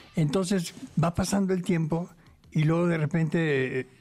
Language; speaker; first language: Spanish; native; Spanish